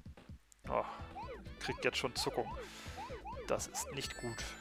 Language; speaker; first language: German; native; German